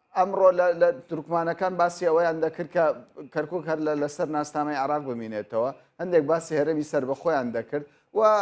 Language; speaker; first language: Central Kurdish; native; Central Kurdish